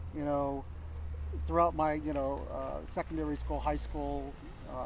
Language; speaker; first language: English; native; English